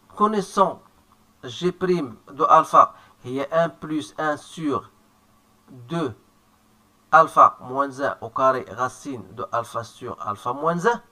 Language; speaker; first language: French; non-native, local second language; Arabic